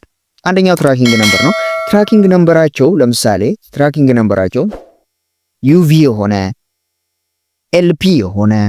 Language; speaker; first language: Amharic; native; Amharic